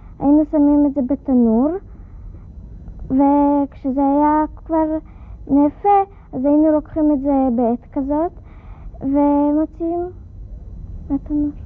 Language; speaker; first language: Hebrew; early bilingual, other home language; Russian